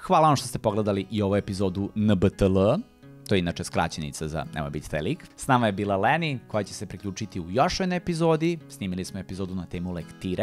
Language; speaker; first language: Serbian; native; Serbian